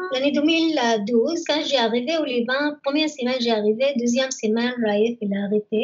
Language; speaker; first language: French; non-native, learner; Arabic